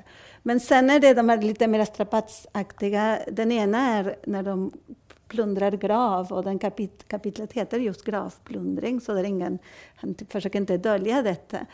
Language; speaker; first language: Swedish; non-native, fluent; Spanish